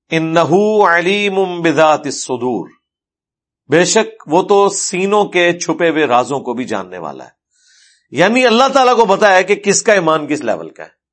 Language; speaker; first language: Urdu; non-native, local second language; Punjabi